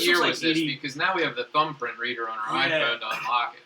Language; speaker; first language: English; native; English